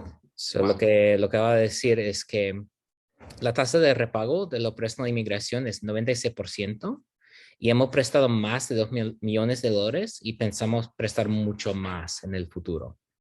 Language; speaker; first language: Spanish; non-native, fluent; English